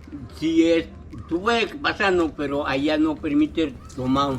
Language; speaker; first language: Spanish; non-native, local second language; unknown